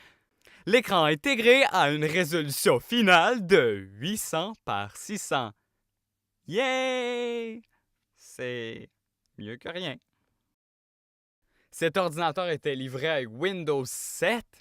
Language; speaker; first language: French; native; French